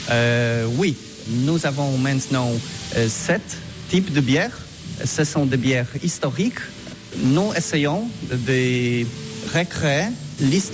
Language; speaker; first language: French; non-native, learner; Polish